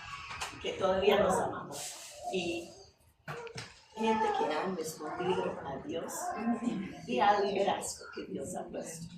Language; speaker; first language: Spanish; non-native, fluent; English